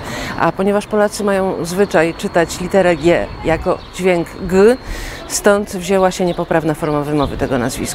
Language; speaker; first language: Polish; native; Polish